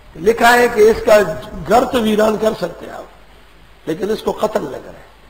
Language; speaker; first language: Urdu; non-native, local second language; Pashto